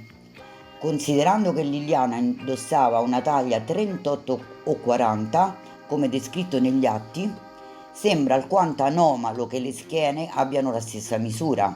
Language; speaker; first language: Italian; native; Italian